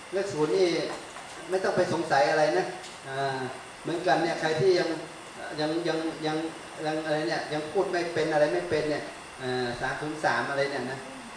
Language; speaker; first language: Thai; native; Thai